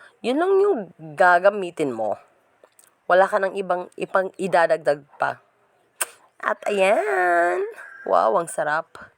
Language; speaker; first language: Filipino; non-native, local second language; Cebuano